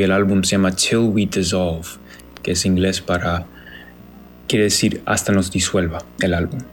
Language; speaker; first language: Spanish; non-native, fluent; English